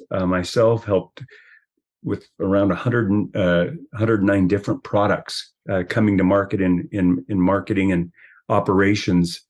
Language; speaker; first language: English; native; English